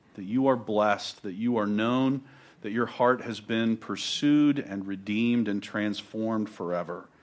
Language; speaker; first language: English; native; English